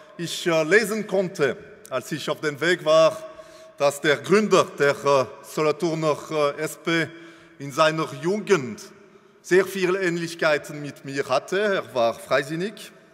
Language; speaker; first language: German; non-native, local second language; French